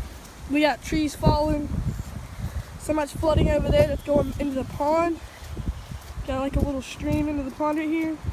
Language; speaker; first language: English; native; English